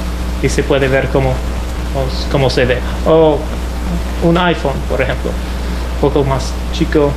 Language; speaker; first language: Spanish; non-native, fluent; English